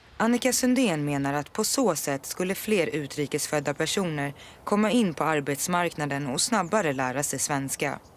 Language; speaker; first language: Swedish; native; Swedish